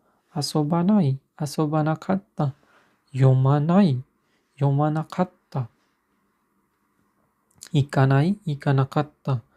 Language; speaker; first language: Japanese; non-native, learner; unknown